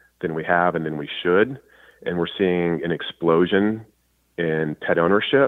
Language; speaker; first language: English; native; English